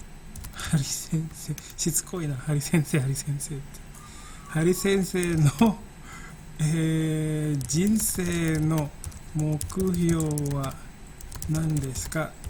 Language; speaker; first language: Japanese; non-native, fluent; Indonesian